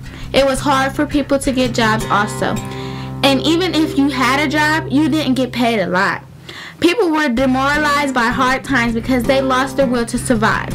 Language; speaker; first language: English; native; English